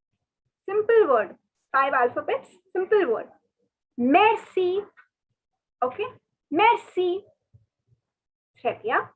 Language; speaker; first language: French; non-native, fluent; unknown